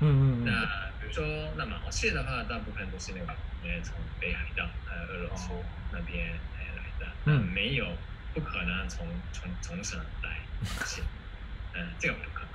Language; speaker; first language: Chinese; non-native, fluent; Japanese